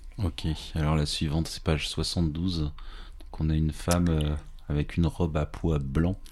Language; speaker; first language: French; native; French